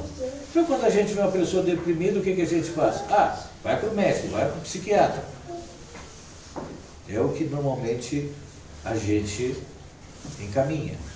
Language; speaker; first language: Portuguese; native; Portuguese